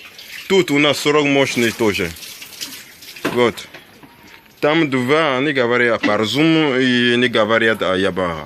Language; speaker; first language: Russian; non-native, learner; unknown